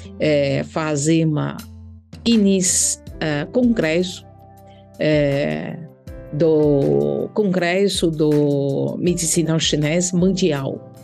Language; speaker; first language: Portuguese; non-native, learner; Chinese